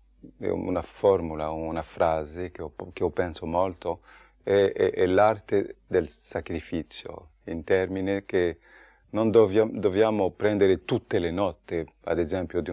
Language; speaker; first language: Italian; non-native, fluent; French